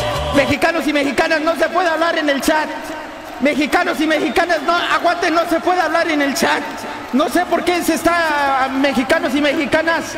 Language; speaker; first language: Spanish; native; Spanish